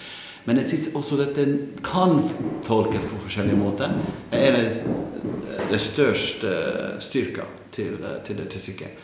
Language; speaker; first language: Norwegian; non-native, fluent; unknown